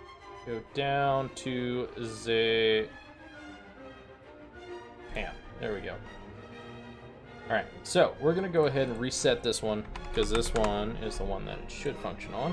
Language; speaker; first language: English; native; English